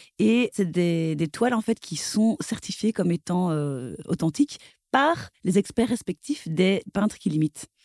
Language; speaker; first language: French; native; French